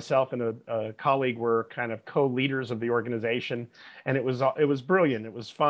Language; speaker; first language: English; native; English